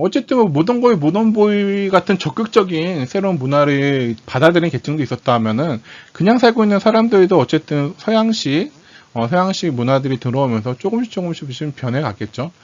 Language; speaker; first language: Korean; native; Korean